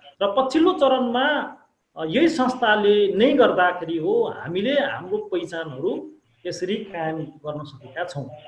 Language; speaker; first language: Nepali; non-native, local second language; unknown